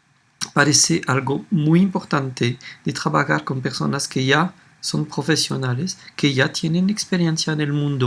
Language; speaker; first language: Spanish; non-native, fluent; French